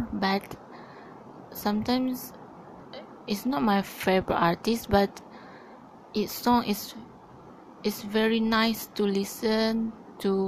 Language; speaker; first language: English; non-native, learner; Malay